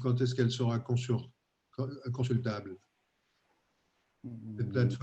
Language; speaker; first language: French; native; French